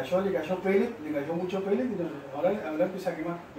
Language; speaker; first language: Spanish; native; Spanish